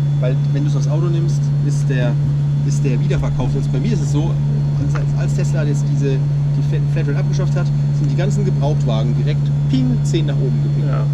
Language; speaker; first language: German; native; German